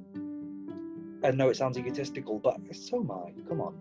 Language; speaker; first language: English; native; English